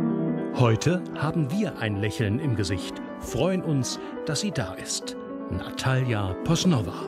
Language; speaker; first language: German; native; German